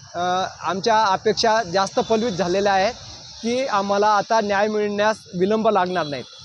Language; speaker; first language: Marathi; non-native, local second language; Lambadi